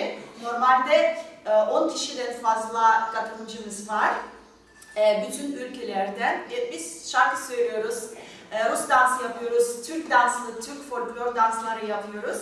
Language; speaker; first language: Turkish; non-native, fluent; Russian